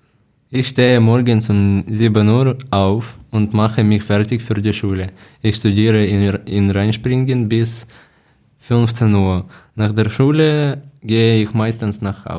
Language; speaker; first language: German; non-native, learner; Ukrainian